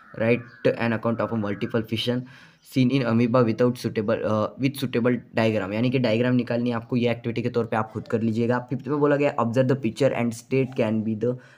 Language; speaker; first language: Hindi; non-native, local second language; Marathi